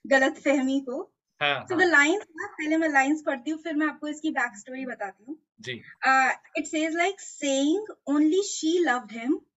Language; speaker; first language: Hindi; native; Hindi